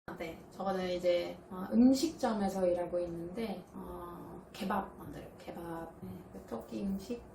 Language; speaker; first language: Korean; non-native, fluent; Italian